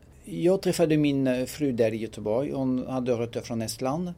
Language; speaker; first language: Swedish; non-native, fluent; French